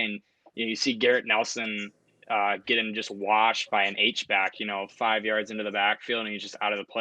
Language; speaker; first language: English; native; English